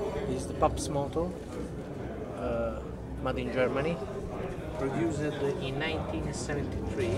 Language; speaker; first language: English; non-native, learner; Italian